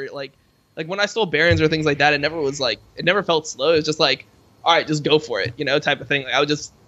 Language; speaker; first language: English; native; English